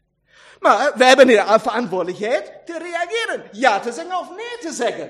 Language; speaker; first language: Dutch; non-native, learner; German